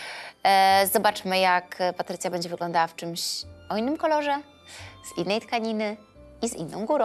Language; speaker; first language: Polish; native; Polish